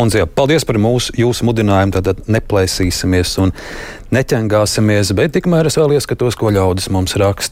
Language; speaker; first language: Latvian; native; Latvian